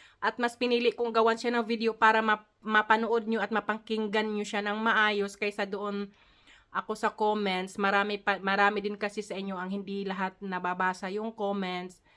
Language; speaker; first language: Filipino; non-native, local second language; Cebuano